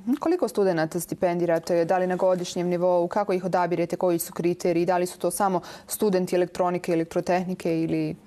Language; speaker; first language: Bosnian; native; Bosnian